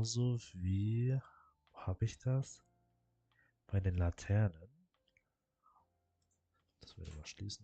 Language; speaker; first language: German; native; German